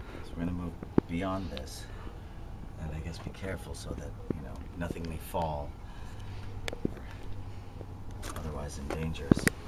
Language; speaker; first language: English; native; English